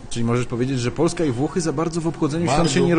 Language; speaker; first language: Polish; native; Polish